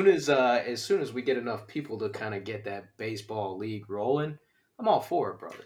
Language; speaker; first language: English; native; English